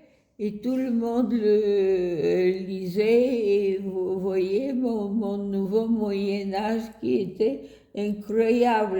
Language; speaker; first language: French; non-native, fluent; Bulgarian